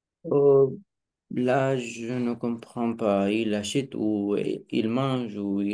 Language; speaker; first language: French; non-native, learner; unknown